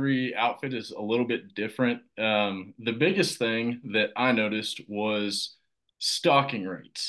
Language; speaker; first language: English; native; English